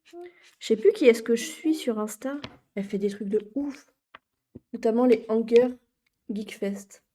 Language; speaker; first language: French; native; French